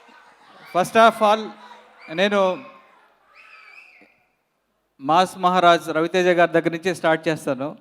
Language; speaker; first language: Telugu; native; Telugu